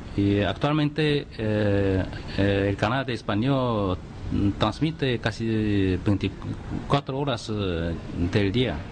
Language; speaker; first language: Spanish; non-native, fluent; Chinese